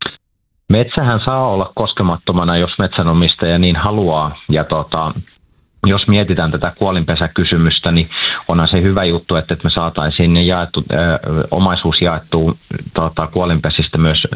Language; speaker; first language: Finnish; native; Finnish